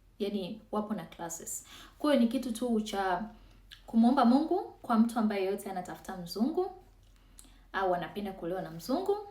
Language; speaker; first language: Swahili; native; Swahili